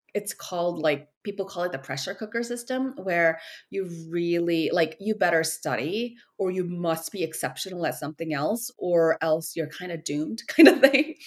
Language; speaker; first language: English; early bilingual, other home language; Korean